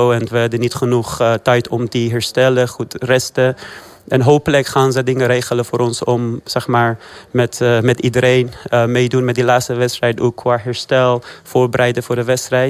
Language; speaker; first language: Dutch; early bilingual, other home language; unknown